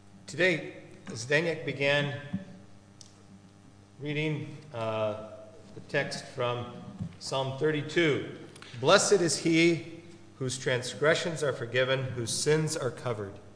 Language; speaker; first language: English; native; English